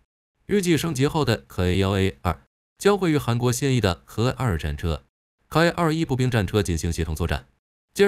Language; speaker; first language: Chinese; native; Chinese